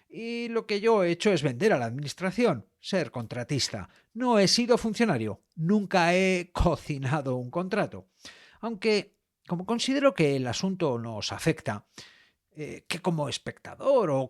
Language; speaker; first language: Spanish; native; Spanish